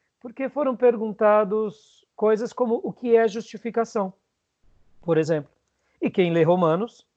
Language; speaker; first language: Portuguese; native; Portuguese